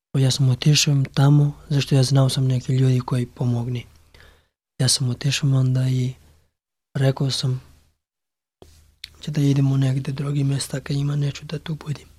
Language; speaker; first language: Serbian; non-native, learner; Pashto